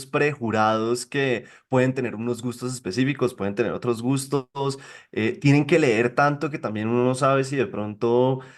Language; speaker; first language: Spanish; native; Spanish